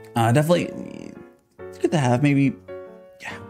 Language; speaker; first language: English; native; English